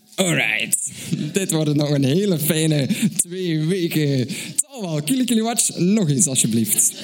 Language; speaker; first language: Dutch; native; Dutch